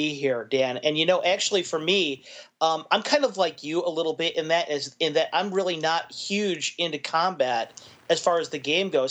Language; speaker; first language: English; native; English